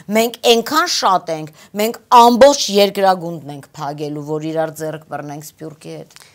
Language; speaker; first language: Armenian; native; Armenian